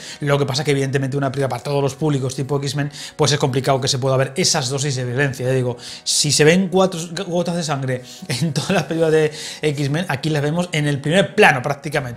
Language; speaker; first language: Spanish; native; Spanish